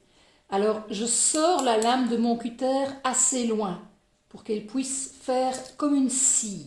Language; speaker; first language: French; native; French